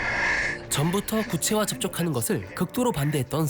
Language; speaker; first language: Korean; native; Korean